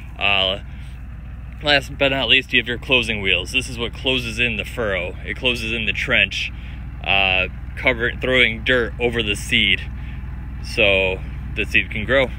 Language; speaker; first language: English; native; English